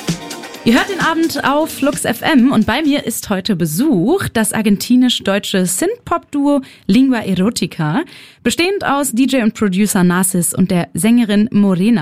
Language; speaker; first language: German; native; German